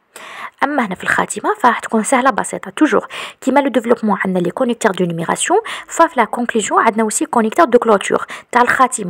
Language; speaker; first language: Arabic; native; Arabic